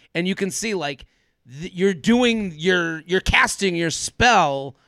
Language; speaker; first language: English; native; English